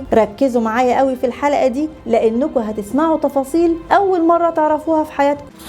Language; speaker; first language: Arabic; native; Arabic